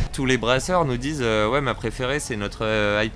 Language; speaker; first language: French; native; French